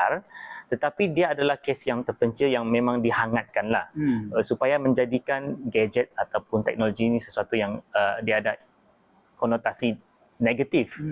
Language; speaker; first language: Malay; native; Malay